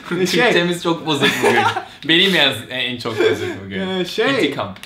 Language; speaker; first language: Turkish; non-native, fluent; Portuguese